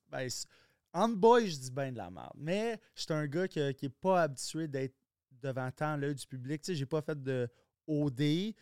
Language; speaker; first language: French; early bilingual, other home language; English